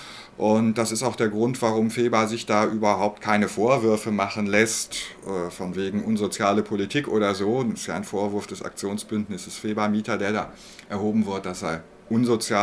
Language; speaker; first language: German; native; German